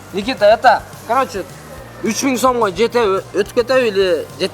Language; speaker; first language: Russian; non-native, local second language; Kyrgyz